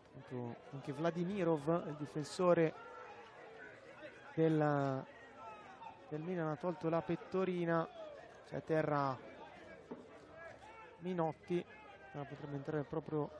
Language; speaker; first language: Italian; native; Italian